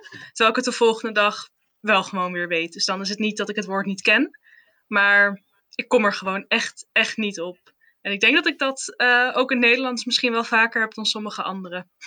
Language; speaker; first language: Dutch; native; Dutch